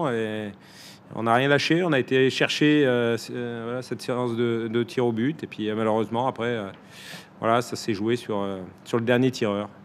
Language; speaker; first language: French; native; French